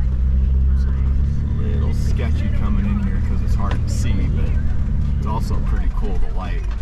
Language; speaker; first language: English; native; English